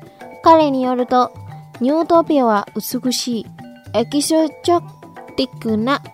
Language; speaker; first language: Japanese; non-native, fluent; Indonesian